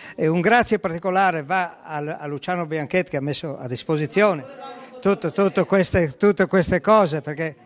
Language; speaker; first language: Italian; native; Italian